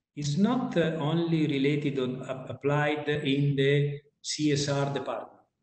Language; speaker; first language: English; non-native, fluent; Italian